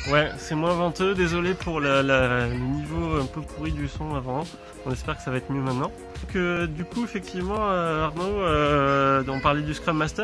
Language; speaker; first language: French; native; French